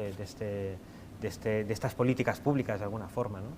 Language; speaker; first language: Spanish; native; Spanish